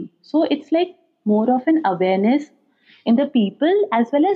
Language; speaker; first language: English; non-native, local second language; Hindi